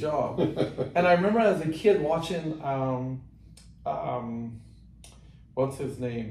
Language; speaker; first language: English; non-native, fluent; Persian